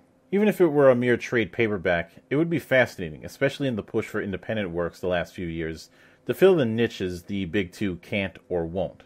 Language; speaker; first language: English; native; English